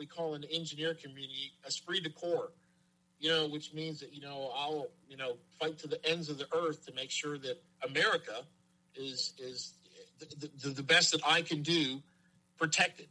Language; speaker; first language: English; native; English